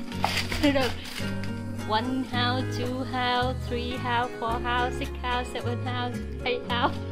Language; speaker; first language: English; non-native, learner; Vietnamese